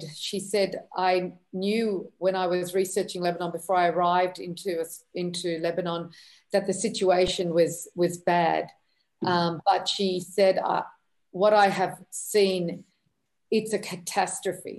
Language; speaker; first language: English; native; English